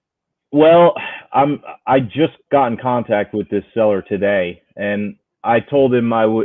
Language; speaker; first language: English; native; English